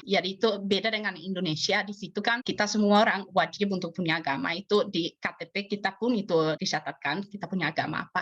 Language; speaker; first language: Indonesian; non-native, fluent; Swedish